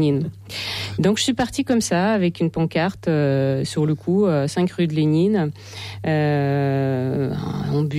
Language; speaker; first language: French; non-native, fluent; Russian